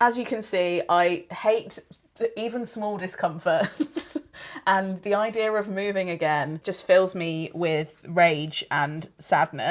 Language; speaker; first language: English; native; English